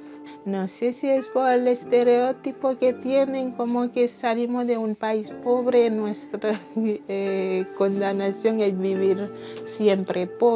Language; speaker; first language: Spanish; non-native, learner; Haitian Creole